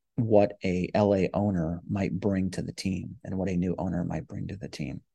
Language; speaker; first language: English; native; English